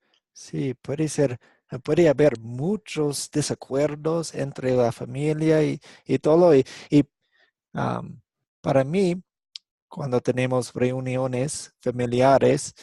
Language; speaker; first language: Spanish; non-native, fluent; English